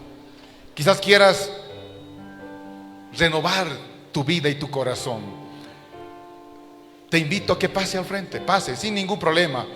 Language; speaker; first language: Spanish; native; Spanish